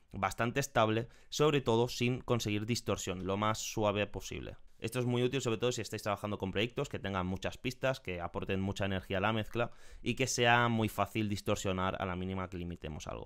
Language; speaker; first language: Spanish; native; Spanish